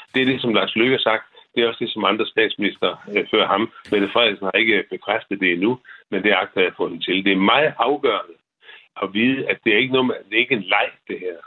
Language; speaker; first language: Danish; native; Danish